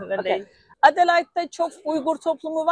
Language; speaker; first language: Turkish; native; Turkish